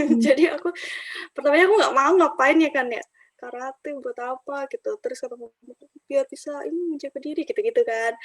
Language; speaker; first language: Indonesian; native; Indonesian